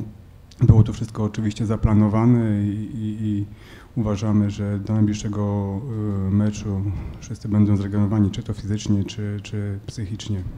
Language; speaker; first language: Polish; native; Polish